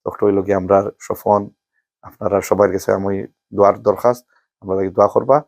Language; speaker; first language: Bangla; early bilingual, other home language; Sylheti